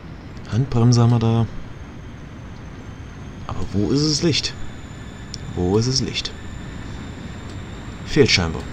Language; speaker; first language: German; native; German